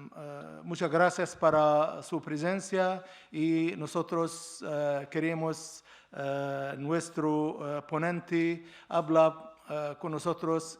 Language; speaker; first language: Spanish; non-native, learner; Arabic